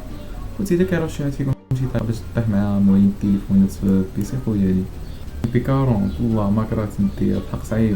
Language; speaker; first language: Arabic; native; Arabic